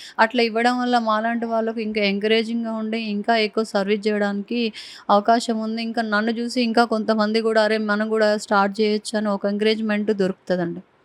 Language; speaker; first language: Telugu; native; Telugu